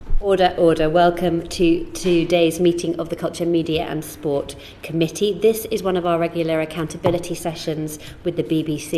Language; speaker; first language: English; native; English